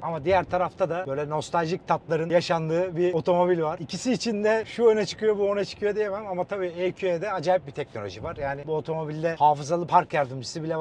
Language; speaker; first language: Turkish; native; Turkish